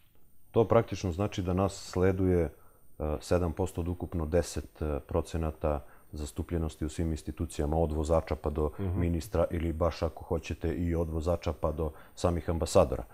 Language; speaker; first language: Serbian; native; Serbian